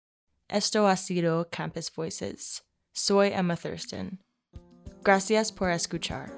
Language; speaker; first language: Spanish; non-native, learner; English